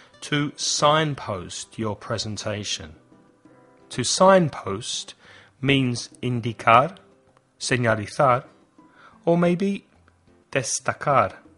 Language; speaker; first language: English; native; English